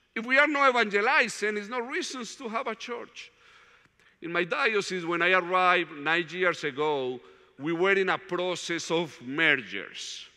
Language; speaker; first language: English; non-native, fluent; Spanish